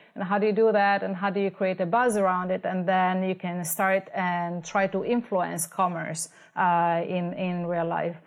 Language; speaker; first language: English; non-native, fluent; Italian